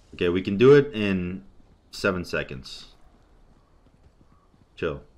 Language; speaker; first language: English; native; English